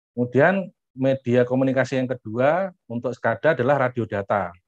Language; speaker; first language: Indonesian; native; Indonesian